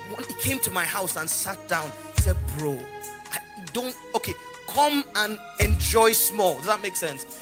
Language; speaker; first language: English; non-native, local second language; Yoruba